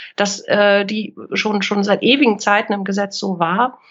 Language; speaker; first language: German; native; German